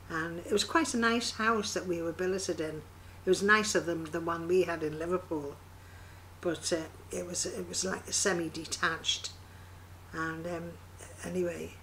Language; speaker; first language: English; native; English